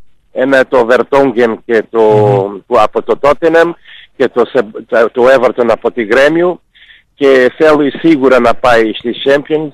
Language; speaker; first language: Greek; non-native, fluent; Portuguese